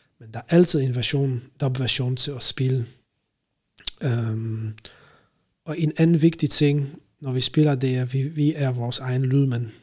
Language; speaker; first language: Danish; non-native, fluent; Polish